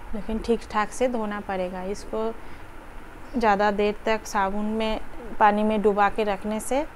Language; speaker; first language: Hindi; non-native, local second language; Bangla